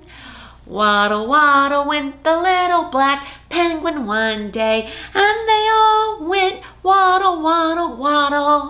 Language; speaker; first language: English; native; English